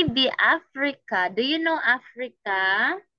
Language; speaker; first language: English; non-native, fluent; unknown